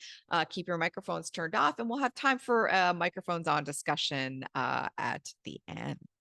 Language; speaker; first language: English; native; English